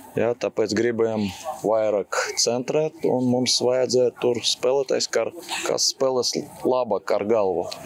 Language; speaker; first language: Latvian; non-native, local second language; Russian